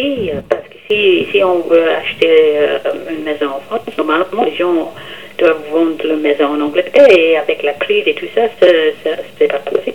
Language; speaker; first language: French; non-native, fluent; English